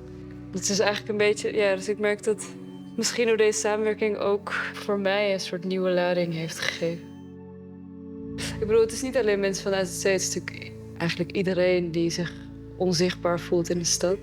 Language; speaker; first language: Dutch; early bilingual, other home language; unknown